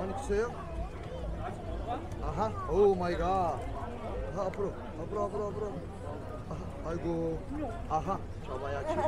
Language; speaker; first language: Korean; non-native, learner; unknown